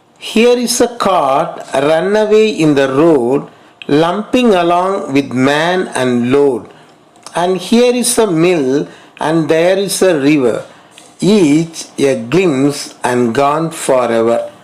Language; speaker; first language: English; non-native, local second language; Tamil